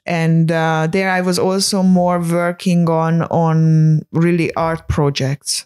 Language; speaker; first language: English; non-native, fluent; Hungarian